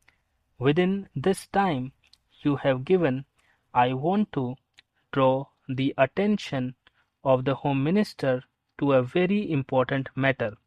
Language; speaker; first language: English; non-native, local second language; Hindi